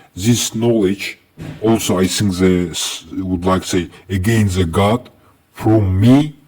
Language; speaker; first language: English; non-native, learner; Azerbaijani